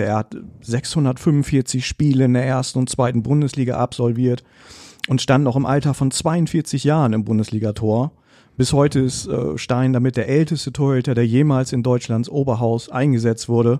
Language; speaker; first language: German; native; German